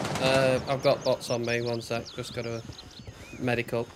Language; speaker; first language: English; native; English